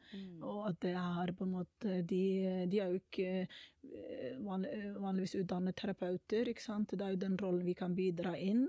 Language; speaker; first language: Norwegian; non-native, fluent; Somali